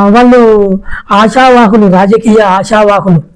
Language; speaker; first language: Telugu; native; Telugu